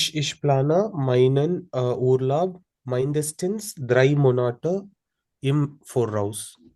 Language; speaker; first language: German; non-native, learner; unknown